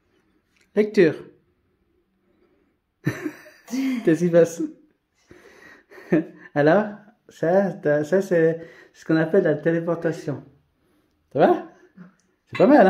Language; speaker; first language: French; native; French